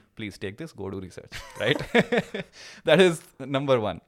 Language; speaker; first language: English; non-native, local second language; Hindi